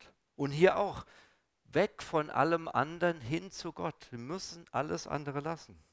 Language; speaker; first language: German; native; German